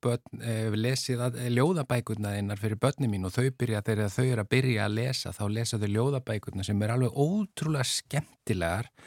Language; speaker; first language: Icelandic; native; Icelandic